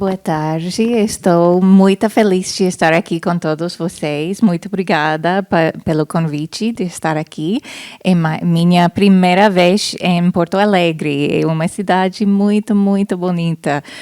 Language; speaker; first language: Portuguese; non-native, fluent; English